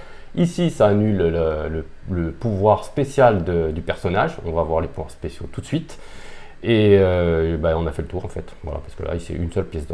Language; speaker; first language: French; native; French